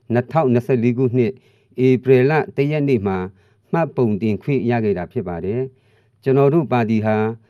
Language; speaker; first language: Burmese; non-native, local second language; Mon